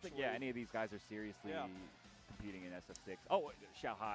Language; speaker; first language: English; native; English